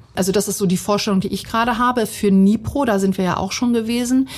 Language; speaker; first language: German; early bilingual, other home language; Bosnian